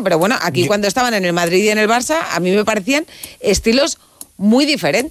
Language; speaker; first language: Spanish; native; Spanish